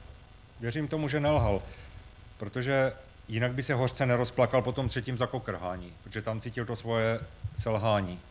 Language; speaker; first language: Czech; native; Czech